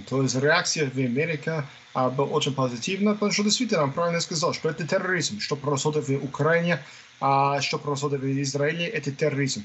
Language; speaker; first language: Russian; non-native, fluent; English